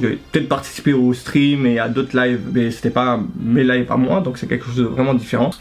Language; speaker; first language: French; early bilingual, other home language; Arabic